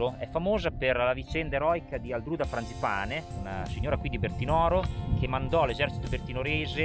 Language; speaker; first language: Italian; native; Italian